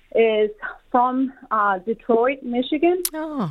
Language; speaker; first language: English; non-native, fluent; Spanish